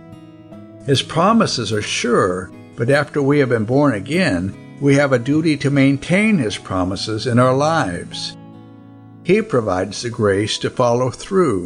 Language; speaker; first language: English; non-native, local second language; Yoruba